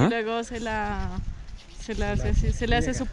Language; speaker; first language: Spanish; native; Spanish